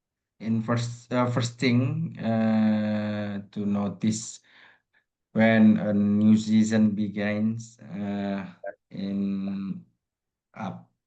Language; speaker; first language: English; non-native, learner; Indonesian